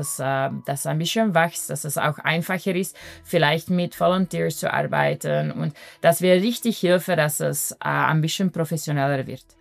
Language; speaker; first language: German; non-native, fluent; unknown